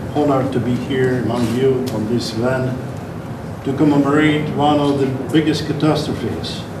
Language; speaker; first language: English; non-native, fluent; Ukrainian